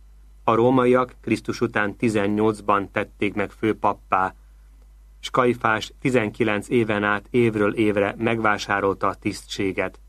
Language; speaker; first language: Hungarian; native; Hungarian